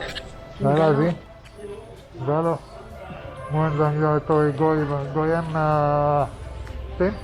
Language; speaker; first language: Vietnamese; non-native, learner; Hebrew